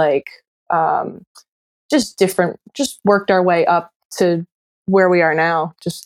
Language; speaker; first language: English; native; English